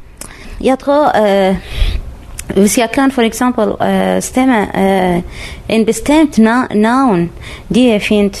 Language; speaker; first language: Danish; non-native, learner; Arabic